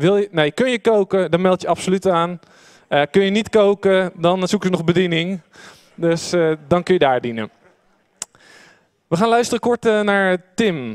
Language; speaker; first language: Dutch; native; Dutch